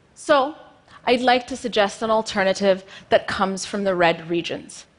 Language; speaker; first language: English; non-native, fluent; Amharic